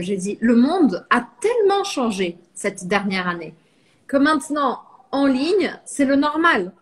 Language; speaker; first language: French; non-native, fluent; Portuguese